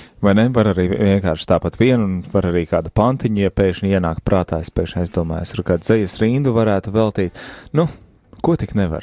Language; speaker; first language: Latvian; native; Latvian